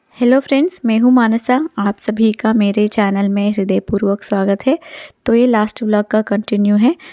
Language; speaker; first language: Hindi; non-native, local second language; Telugu